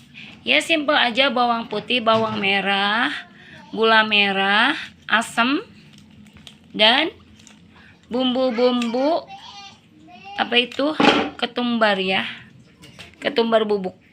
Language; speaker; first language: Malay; non-native, local second language; Sundanese